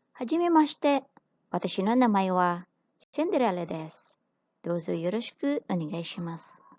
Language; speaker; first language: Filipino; native; Filipino